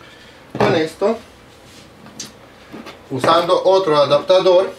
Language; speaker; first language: Spanish; non-native, learner; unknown